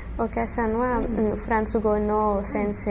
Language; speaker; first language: Japanese; non-native, learner; Spanish